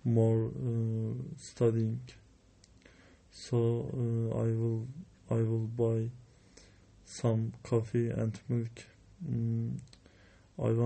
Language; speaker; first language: English; non-native, learner; Turkish